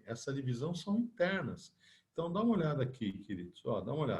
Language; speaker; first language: Portuguese; native; Portuguese